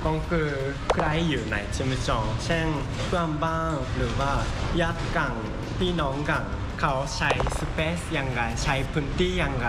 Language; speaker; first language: Thai; non-native, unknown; Japanese